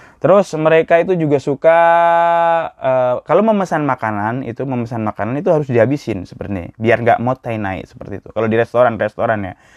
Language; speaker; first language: Indonesian; native; Indonesian